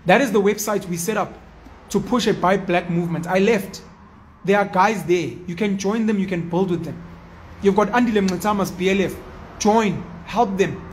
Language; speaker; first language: English; non-native, local second language; Zulu